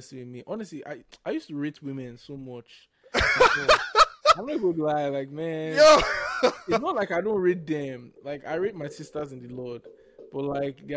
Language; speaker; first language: English; non-native, local second language; Yoruba